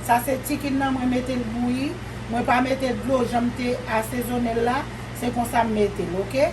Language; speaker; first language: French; non-native, local second language; Haitian Creole